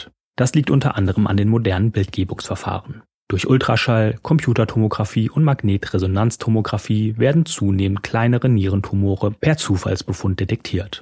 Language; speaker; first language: German; native; German